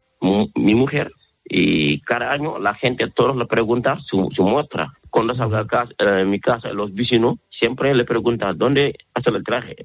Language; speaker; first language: Spanish; non-native, learner; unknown